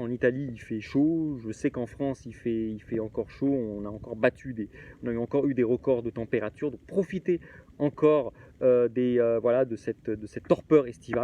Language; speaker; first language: French; native; French